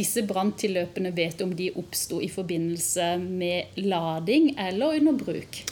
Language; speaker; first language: Norwegian; native; Norwegian